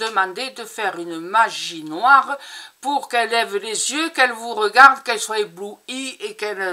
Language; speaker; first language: French; native; French